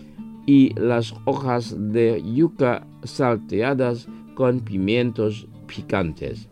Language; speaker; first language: Spanish; non-native, fluent; Indonesian